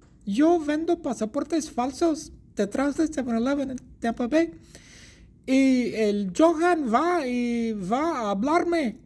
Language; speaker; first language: Spanish; non-native, learner; English